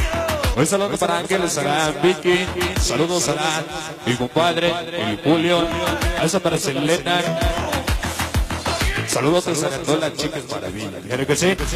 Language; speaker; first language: Spanish; native; Spanish